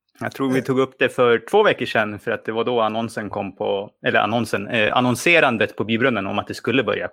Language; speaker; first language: Swedish; native; Swedish